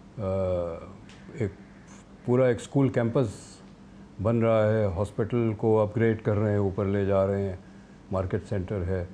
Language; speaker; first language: Urdu; native; Urdu